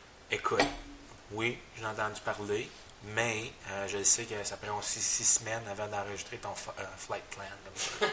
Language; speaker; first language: French; native; French